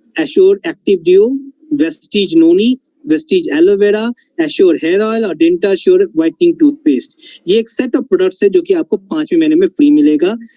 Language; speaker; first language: Hindi; non-native, local second language; Bangla